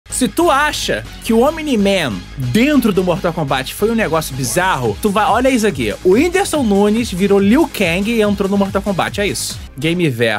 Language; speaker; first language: Portuguese; native; Portuguese